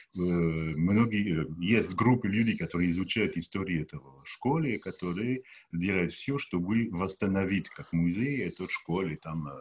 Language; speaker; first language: Russian; non-native, learner; French